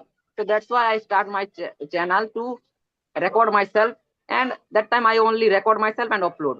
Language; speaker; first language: English; non-native, learner; Odia